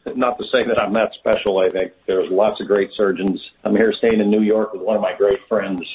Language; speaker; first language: English; native; English